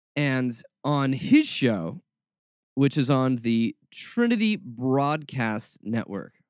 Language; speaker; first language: English; native; English